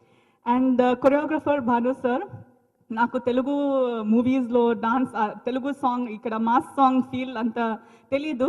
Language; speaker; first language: Telugu; non-native, learner; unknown